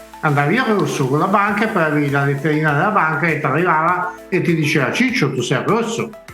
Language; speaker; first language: Italian; native; Italian